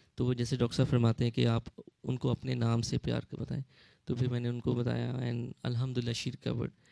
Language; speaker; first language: Urdu; early bilingual, heritage; Urdu